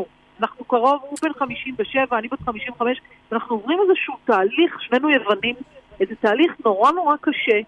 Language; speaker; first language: Hebrew; native; Hebrew